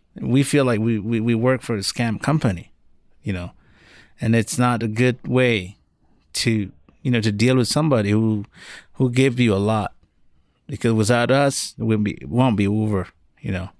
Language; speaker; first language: English; non-native, fluent; Arabic